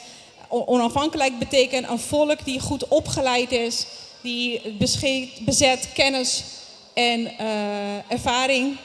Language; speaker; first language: Dutch; non-native, fluent; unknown